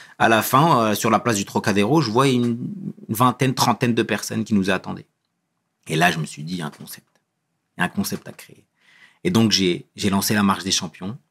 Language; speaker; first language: French; early bilingual, other home language; Kabyle